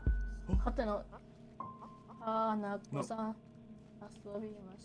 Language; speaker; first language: Japanese; native; Japanese